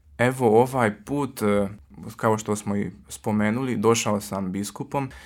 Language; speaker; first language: Croatian; early bilingual, heritage; Croatian